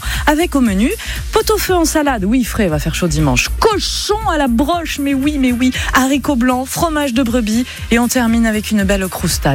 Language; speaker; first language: French; native; French